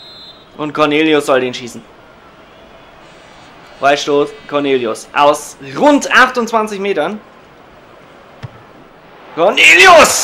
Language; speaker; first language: German; native; German